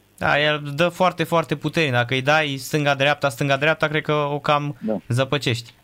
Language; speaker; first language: Romanian; native; Romanian